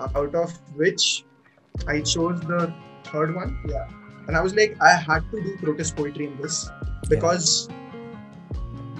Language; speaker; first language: English; non-native, local second language; Hindi